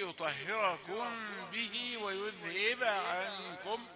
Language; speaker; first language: Arabic; native; Arabic